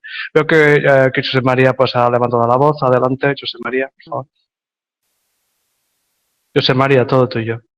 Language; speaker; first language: Spanish; native; Spanish